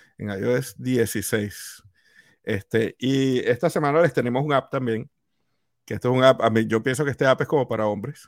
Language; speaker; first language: Spanish; native; Spanish